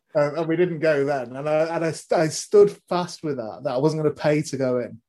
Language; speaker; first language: English; native; English